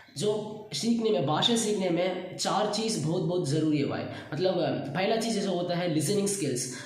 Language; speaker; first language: Hindi; non-native, local second language; Tamil